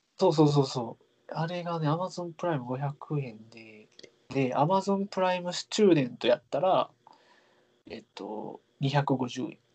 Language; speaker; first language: Japanese; native; Japanese